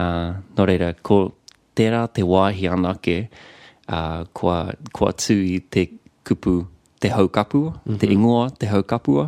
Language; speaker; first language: Māori; non-native, local second language; English